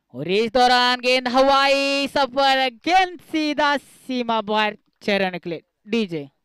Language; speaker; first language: Hindi; non-native, local second language; Marathi